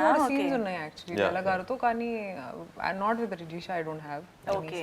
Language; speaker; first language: Telugu; non-native, fluent; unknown